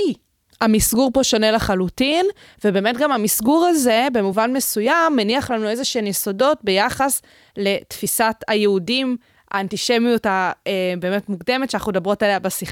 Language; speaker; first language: Hebrew; native; Hebrew